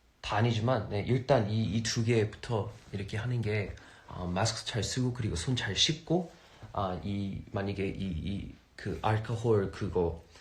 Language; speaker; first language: Korean; non-native, fluent; English